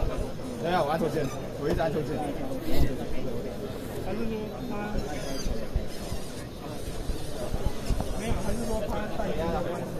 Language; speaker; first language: Chinese; native; Chinese